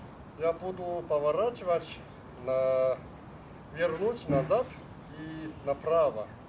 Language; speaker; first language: Russian; non-native, learner; Chinese